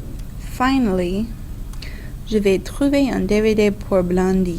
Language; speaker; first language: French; non-native, fluent; English